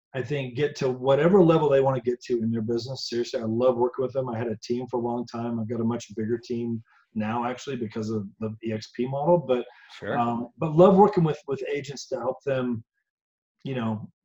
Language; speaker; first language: English; native; English